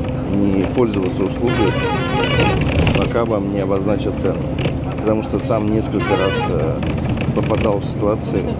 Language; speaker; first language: Russian; native; Russian